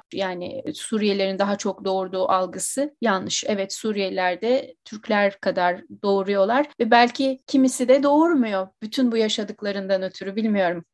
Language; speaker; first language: Turkish; native; Turkish